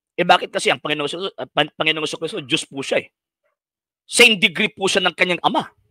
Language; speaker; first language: Filipino; non-native, local second language; Cebuano